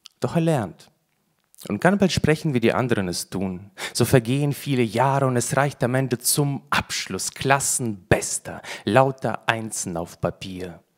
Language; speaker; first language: German; early bilingual, other home language; Russian